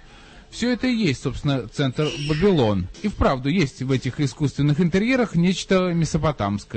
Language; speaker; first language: Russian; native; Russian